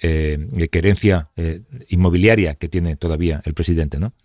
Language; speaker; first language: Spanish; native; Spanish